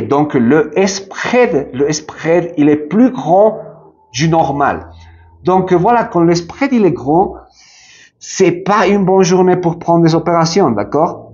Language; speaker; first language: French; non-native, fluent; Spanish